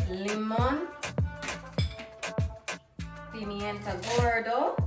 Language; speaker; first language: Spanish; non-native, learner; English